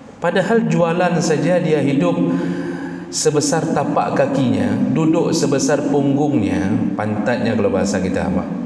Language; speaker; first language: Malay; non-native, local second language; Achinese